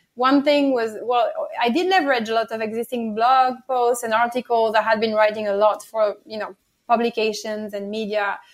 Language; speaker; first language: English; non-native, fluent; French